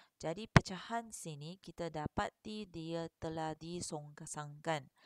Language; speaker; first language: Malay; non-native, local second language; Chinese